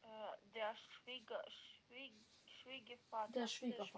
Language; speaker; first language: German; non-native, learner; Macedonian